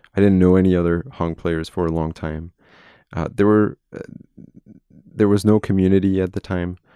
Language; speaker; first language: English; non-native, fluent; French